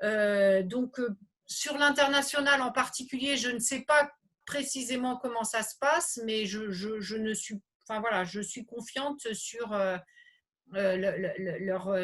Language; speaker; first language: French; native; French